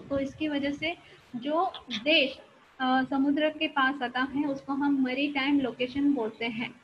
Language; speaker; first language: Hindi; non-native, local second language; Marathi